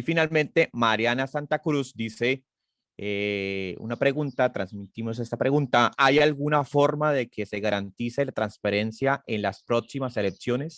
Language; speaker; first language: Spanish; native; Spanish